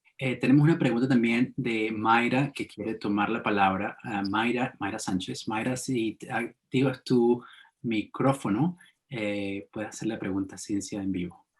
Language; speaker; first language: Spanish; native; Spanish